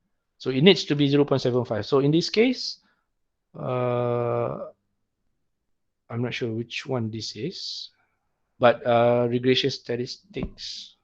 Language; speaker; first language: English; non-native, local second language; Malay